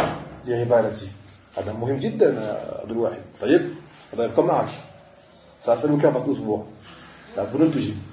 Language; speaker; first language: Arabic; non-native, fluent; French